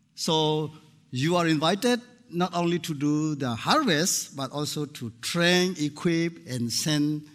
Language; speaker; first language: English; non-native, fluent; Burmese